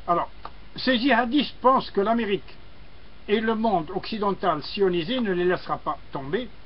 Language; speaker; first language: French; non-native, local second language; Arabic